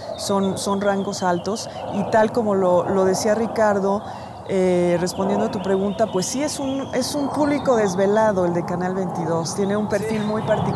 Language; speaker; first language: Spanish; native; Spanish